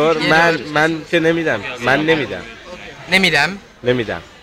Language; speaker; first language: Persian; non-native, learner; Chinese